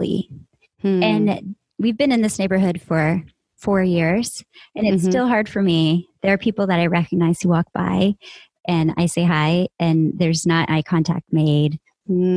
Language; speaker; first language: English; native; English